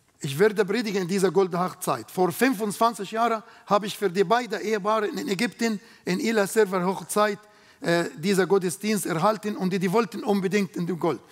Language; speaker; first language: German; non-native, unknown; Arabic